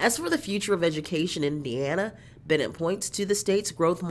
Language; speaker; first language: English; native; English